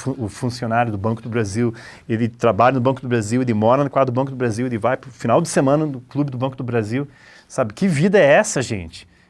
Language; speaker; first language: Portuguese; early bilingual, other home language; English